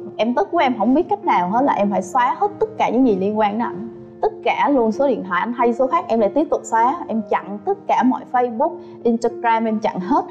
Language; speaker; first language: Vietnamese; native; Vietnamese